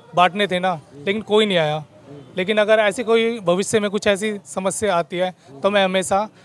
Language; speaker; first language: Hindi; native; Hindi